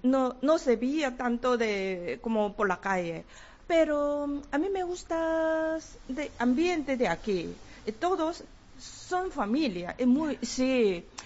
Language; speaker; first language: Spanish; non-native, learner; Korean